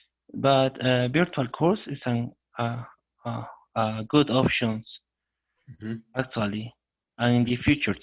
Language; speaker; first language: English; non-native, learner; Spanish